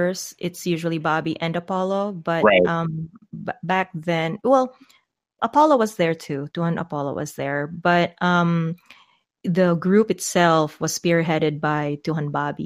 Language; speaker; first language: English; non-native, local second language; Filipino